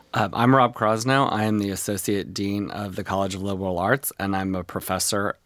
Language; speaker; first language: English; native; English